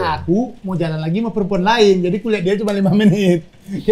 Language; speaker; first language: Indonesian; native; Indonesian